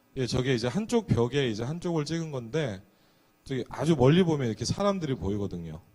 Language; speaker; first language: Korean; native; Korean